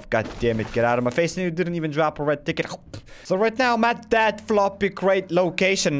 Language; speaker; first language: English; non-native, fluent; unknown